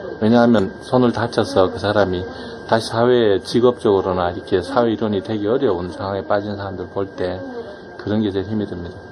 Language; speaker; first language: Korean; native; Korean